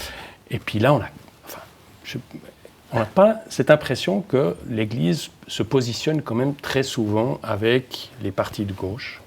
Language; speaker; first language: French; native; French